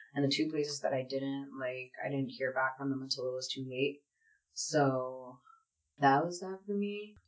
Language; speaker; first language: English; native; English